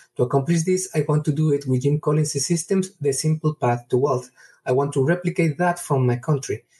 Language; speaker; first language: English; non-native, fluent; Spanish